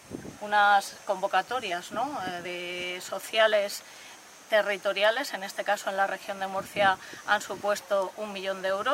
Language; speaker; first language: Spanish; native; Spanish